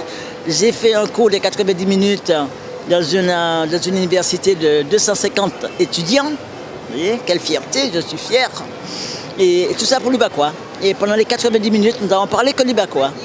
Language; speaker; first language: French; native; French